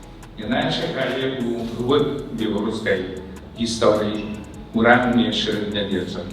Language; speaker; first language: Polish; non-native, learner; Belarusian